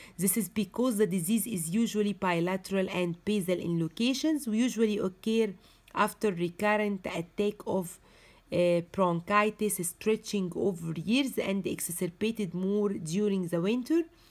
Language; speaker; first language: English; non-native, fluent; Arabic